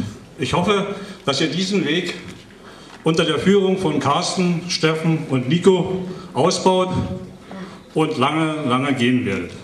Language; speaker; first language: German; native; German